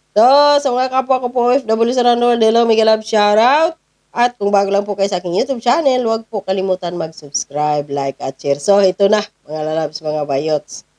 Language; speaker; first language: Filipino; non-native, local second language; Cebuano